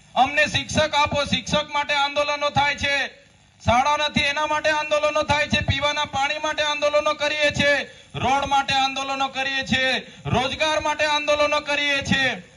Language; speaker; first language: Gujarati; non-native, local second language; Vasavi